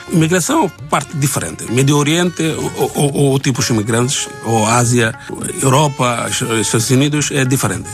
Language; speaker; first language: Portuguese; non-native, learner; Bangla